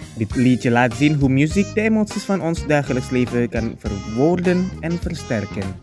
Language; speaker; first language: Dutch; non-native, fluent; Indonesian